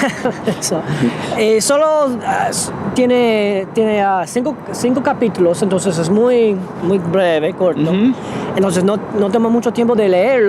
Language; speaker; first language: Spanish; non-native, fluent; English